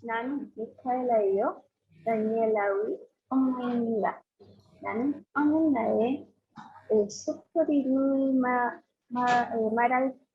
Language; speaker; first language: Korean; non-native, learner; Spanish